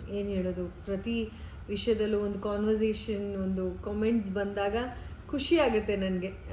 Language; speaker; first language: Kannada; non-native, local second language; Kodava